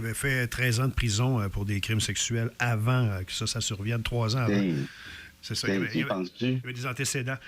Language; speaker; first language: French; native; French